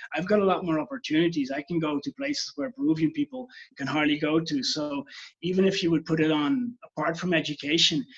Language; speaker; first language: English; non-native, fluent; Dutch